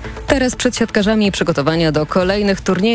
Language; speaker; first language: Polish; native; Polish